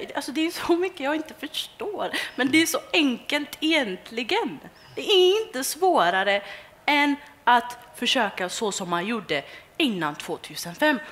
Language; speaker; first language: Swedish; early bilingual, other home language; Tigrinya